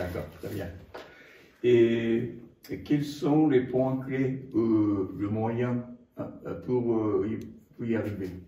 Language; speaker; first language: French; non-native, fluent; Japanese